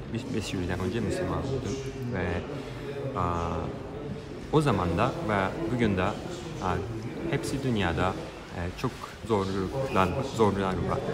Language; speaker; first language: Turkish; non-native, learner; Japanese